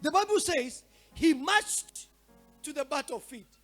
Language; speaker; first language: English; non-native, local second language; Swahili